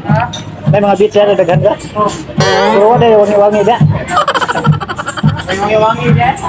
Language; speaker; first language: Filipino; non-native, local second language; Cebuano